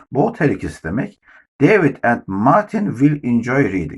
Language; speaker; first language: English; non-native, fluent; Turkish